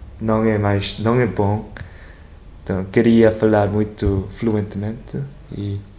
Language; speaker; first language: Portuguese; non-native, learner; Korean